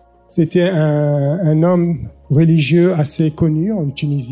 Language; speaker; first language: French; early bilingual, heritage; French